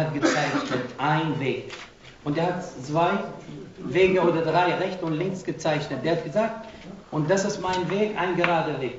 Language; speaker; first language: German; non-native, fluent; Arabic